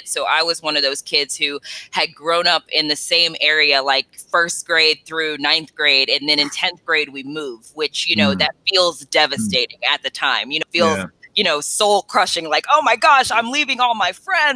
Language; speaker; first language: English; native; English